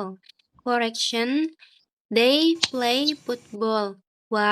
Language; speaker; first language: English; non-native, learner; Indonesian